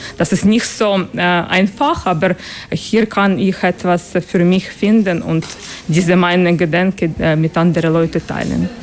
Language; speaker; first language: German; non-native, learner; Ukrainian